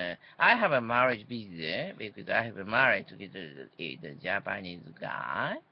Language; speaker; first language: English; non-native, learner; Japanese